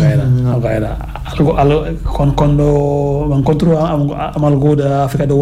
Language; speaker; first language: Catalan; non-native, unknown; Fula